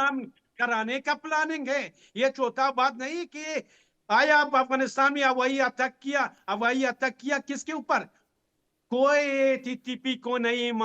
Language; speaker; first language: Hindi; non-native, fluent; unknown